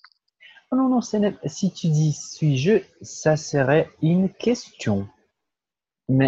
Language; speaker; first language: French; non-native, learner; Portuguese